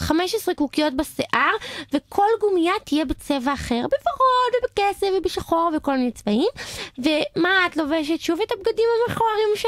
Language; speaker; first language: Hebrew; native; Hebrew